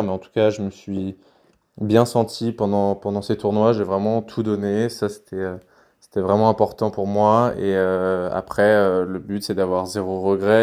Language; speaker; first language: French; native; French